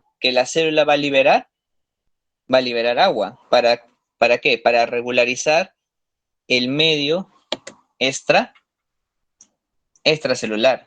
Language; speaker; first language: Spanish; native; Spanish